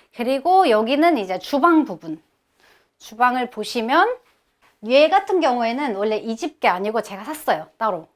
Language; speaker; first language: Korean; non-native, fluent; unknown